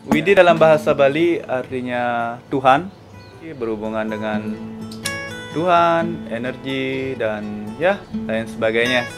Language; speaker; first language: Indonesian; non-native, local second language; Balinese